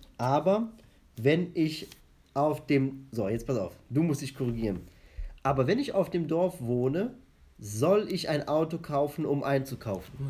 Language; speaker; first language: German; non-native, fluent; Arabic